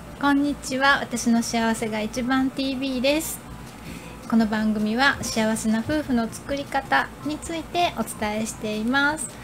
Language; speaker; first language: Japanese; native; Japanese